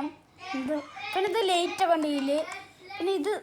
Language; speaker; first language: Malayalam; early bilingual, heritage; Malayalam